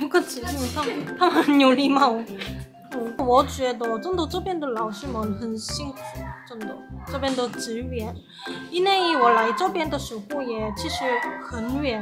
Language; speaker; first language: Chinese; non-native, fluent; Korean